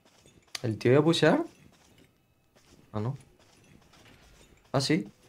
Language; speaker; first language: Spanish; native; Spanish